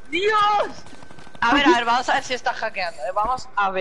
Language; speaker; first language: Spanish; native; Spanish